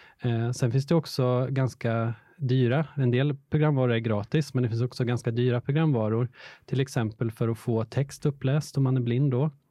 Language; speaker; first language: Swedish; native; Swedish